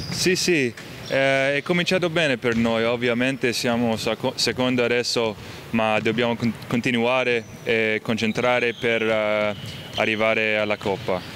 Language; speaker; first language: Italian; non-native, fluent; English